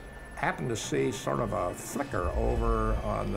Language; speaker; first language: English; native; English